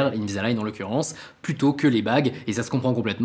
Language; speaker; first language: French; native; French